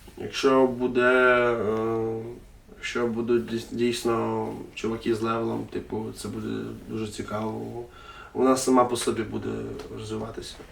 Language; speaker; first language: Ukrainian; non-native, local second language; Russian